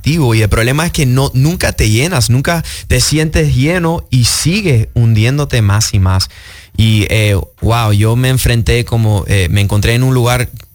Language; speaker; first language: Spanish; early bilingual, heritage; Spanish